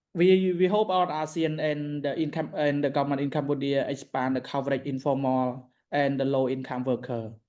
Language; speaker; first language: English; non-native, learner; Khmer